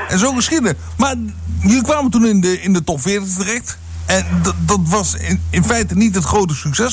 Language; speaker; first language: Dutch; native; Dutch